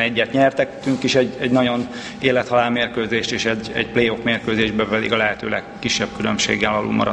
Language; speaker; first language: Hungarian; native; Hungarian